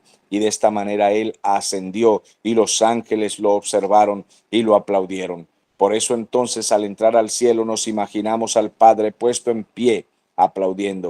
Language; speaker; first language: Spanish; native; Spanish